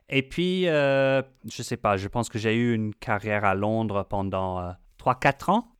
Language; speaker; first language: French; non-native, fluent; English